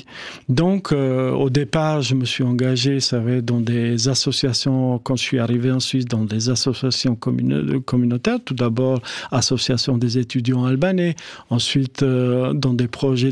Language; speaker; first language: French; non-native, fluent; Albanian